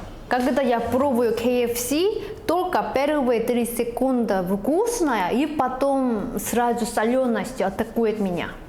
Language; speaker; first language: Russian; non-native, learner; Korean